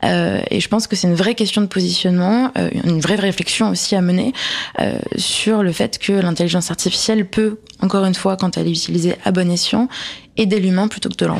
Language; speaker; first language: French; native; French